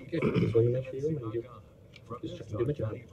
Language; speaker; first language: English; native; English